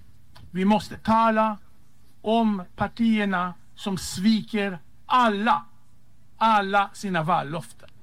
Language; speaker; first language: Swedish; non-native, fluent; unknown